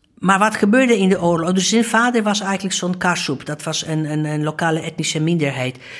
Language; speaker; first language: Dutch; non-native, fluent; Polish